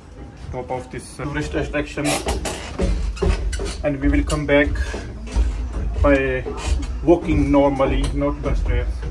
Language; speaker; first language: English; non-native, fluent; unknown